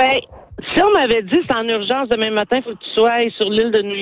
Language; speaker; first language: French; native; French